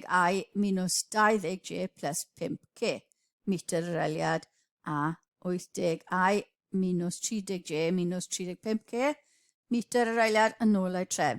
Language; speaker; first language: Welsh; native; Welsh